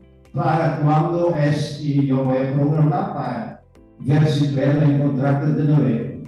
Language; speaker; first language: Spanish; non-native, fluent; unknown